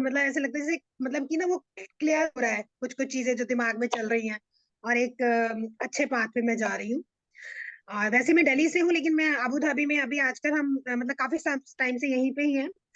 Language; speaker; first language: Hindi; native; Hindi